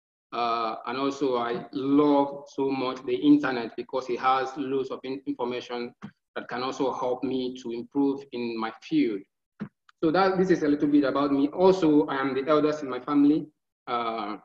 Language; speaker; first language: English; non-native, local second language; Igbo